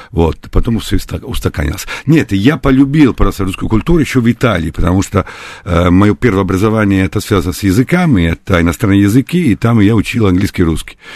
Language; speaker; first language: Russian; non-native, fluent; Italian